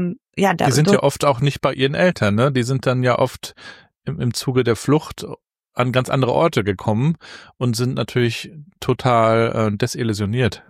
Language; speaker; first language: German; native; German